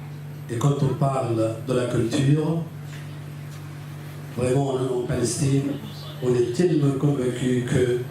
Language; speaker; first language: French; non-native, fluent; Arabic